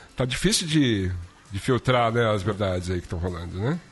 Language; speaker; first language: Portuguese; native; Portuguese